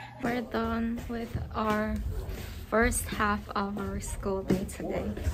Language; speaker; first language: English; early bilingual, other home language; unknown